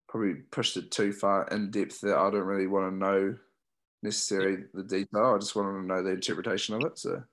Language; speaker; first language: English; native; English